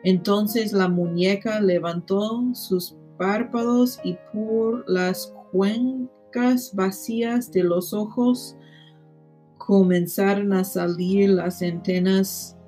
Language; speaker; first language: Spanish; non-native, fluent; English